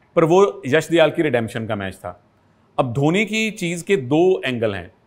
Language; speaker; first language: Hindi; native; Hindi